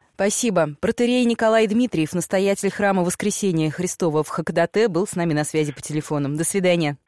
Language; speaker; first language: Russian; native; Russian